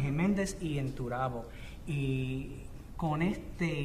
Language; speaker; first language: Spanish; non-native, fluent; English